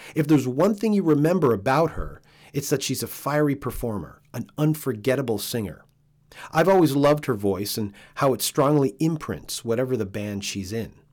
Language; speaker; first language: English; native; English